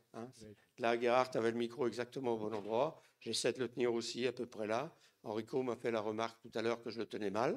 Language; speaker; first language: French; native; French